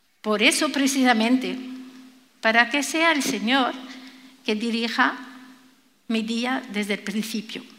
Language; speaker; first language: Spanish; non-native, fluent; French